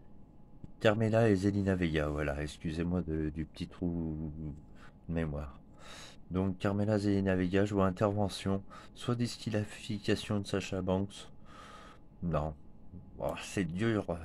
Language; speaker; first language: French; native; French